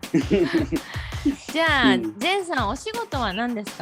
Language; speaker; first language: Japanese; native; Japanese